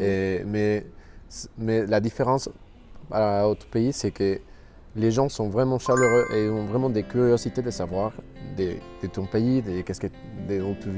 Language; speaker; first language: French; non-native, fluent; Spanish